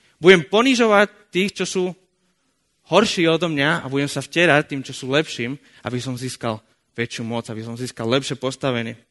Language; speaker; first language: Slovak; non-native, fluent; Spanish